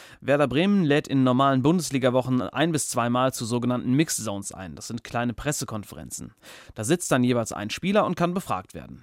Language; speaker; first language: German; native; German